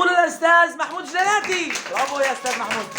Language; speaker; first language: Arabic; native; Arabic